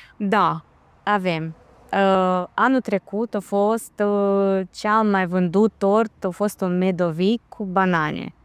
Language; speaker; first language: Romanian; native; Romanian